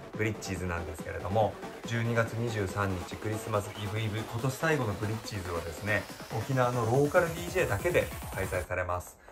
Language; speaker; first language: Japanese; native; Japanese